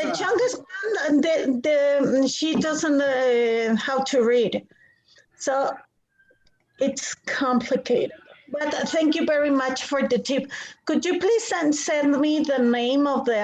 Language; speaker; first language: English; non-native, fluent; Spanish